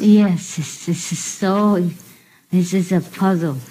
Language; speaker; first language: English; non-native, fluent; Vietnamese